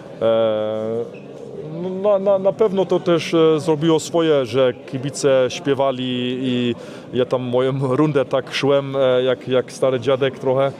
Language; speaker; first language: Polish; early bilingual, heritage; Polish